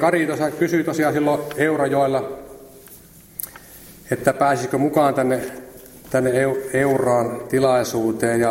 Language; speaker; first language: Finnish; native; Finnish